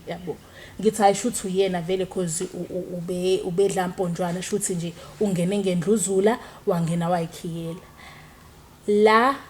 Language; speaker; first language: Zulu; native; Zulu